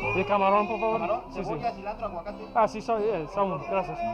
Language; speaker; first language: Spanish; non-native, learner; English